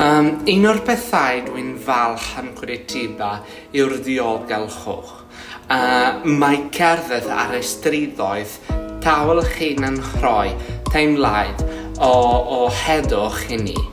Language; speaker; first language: Welsh; non-native, learner; Portuguese